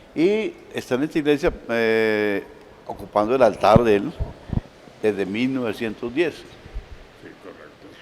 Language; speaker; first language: Spanish; native; Spanish